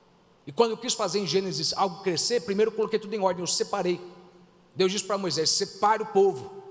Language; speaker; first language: Portuguese; native; Portuguese